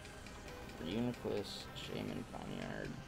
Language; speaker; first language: English; native; English